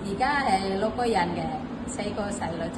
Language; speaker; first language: Cantonese; non-native, learner; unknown